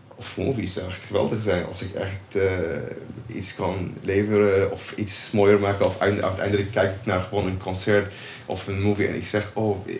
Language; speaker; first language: Dutch; non-native, fluent; Arabic